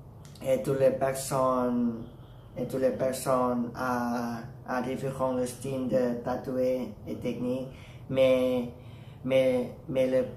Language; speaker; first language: French; non-native, learner; Thai